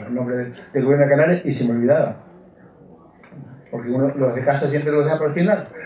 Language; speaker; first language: Spanish; native; Spanish